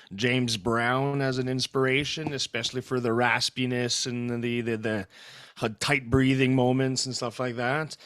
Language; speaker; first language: English; non-native, fluent; French